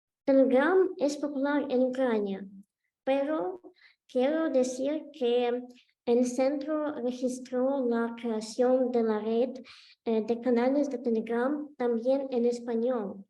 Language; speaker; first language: Spanish; non-native, fluent; Ukrainian